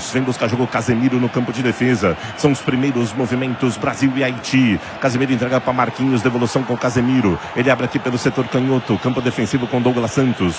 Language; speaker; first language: Portuguese; native; Portuguese